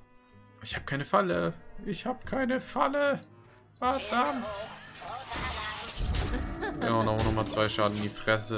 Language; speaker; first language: German; native; German